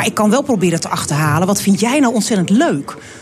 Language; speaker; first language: Dutch; native; Dutch